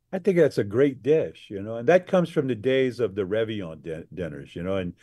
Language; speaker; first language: English; early bilingual, other home language; French